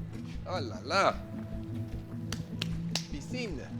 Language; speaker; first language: French; non-native, fluent; Dutch